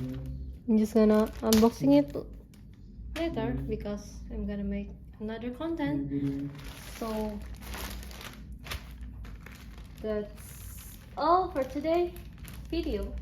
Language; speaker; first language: English; non-native, learner; Indonesian